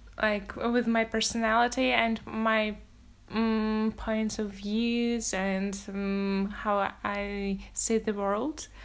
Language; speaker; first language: English; non-native, fluent; Russian